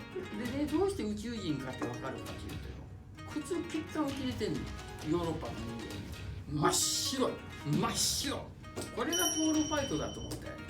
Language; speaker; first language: Japanese; native; Japanese